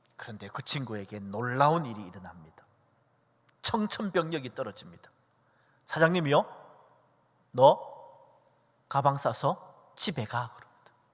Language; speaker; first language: Korean; native; Korean